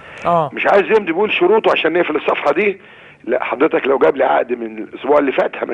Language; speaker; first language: Arabic; native; Arabic